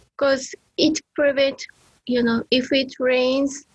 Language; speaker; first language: English; non-native, learner; Japanese